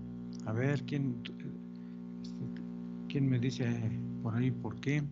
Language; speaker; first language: Spanish; native; Spanish